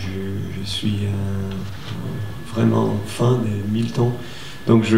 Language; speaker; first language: French; non-native, fluent; Portuguese